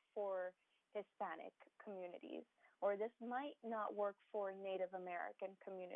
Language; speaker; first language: English; native; English